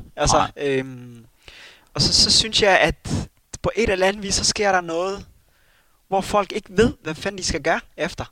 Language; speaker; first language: Danish; early bilingual, other home language; Somali